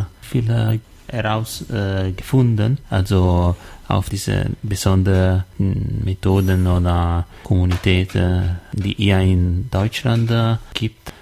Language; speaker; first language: German; non-native, learner; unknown